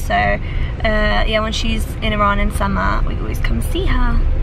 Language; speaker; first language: English; early bilingual, other home language; Persian